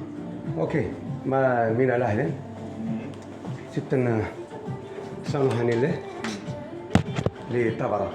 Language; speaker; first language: Finnish; non-native, learner; Turkish